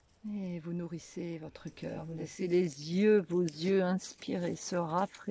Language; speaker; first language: French; native; French